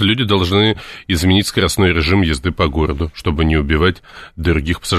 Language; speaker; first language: Russian; native; Russian